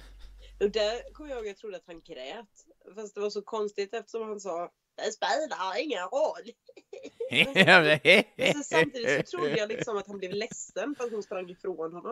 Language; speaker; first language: Swedish; native; Swedish